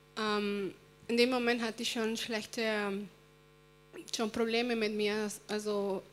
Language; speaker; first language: German; early bilingual, other home language; Spanish